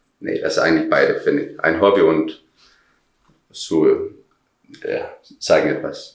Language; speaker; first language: German; non-native, learner; Danish